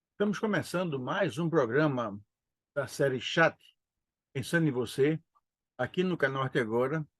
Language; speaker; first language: Portuguese; native; Portuguese